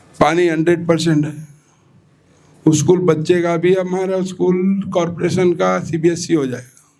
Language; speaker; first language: Hindi; non-native, local second language; Marathi